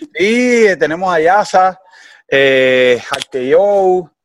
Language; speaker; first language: Spanish; native; Spanish